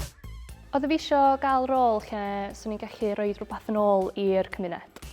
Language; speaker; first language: Welsh; native; Welsh